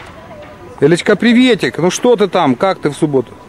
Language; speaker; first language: Russian; native; Russian